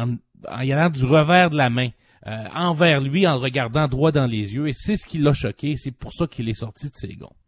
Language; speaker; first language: French; native; French